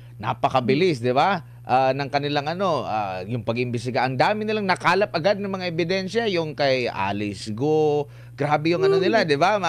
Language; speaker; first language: Filipino; non-native, local second language; Cebuano